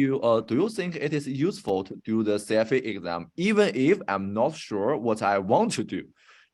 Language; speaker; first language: English; non-native, fluent; Chinese